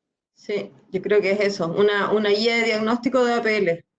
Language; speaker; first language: Spanish; native; Spanish